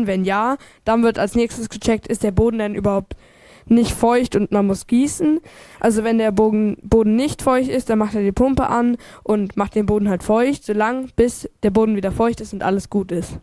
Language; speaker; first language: German; native; German